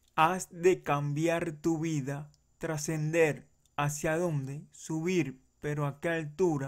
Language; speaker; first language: Spanish; native; Spanish